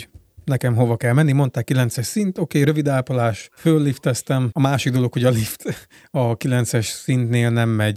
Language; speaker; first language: Hungarian; native; Hungarian